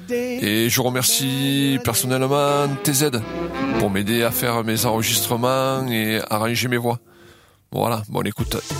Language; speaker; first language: French; native; French